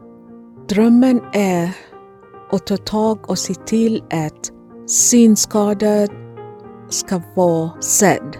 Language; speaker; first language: Swedish; non-native, fluent; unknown